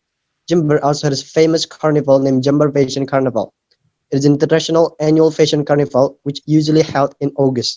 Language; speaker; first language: English; non-native, learner; Indonesian